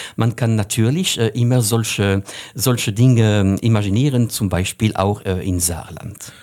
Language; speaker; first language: German; non-native, fluent; French